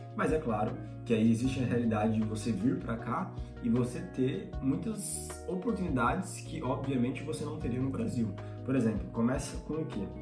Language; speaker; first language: Portuguese; native; Portuguese